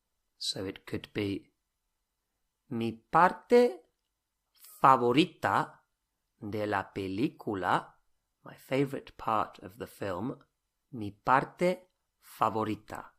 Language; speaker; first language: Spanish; non-native, fluent; English